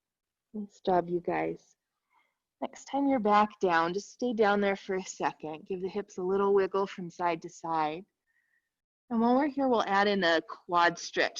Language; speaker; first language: English; native; English